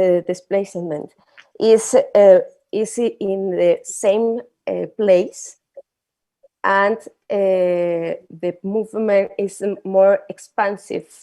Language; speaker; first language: English; non-native, learner; Spanish